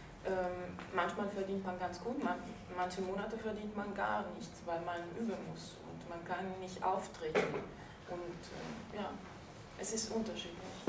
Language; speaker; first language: German; non-native, fluent; Italian